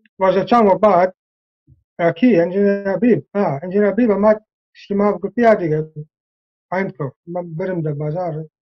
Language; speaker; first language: Persian; non-native, learner; English